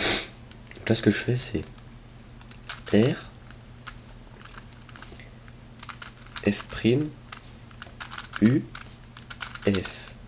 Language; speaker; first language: French; native; French